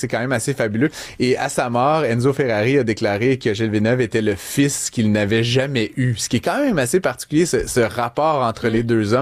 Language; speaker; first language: French; native; French